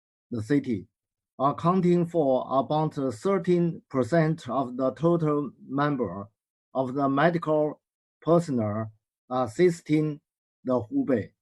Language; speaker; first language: English; non-native, learner; Chinese